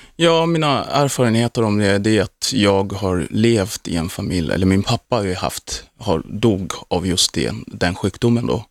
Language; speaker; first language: Swedish; early bilingual, other home language; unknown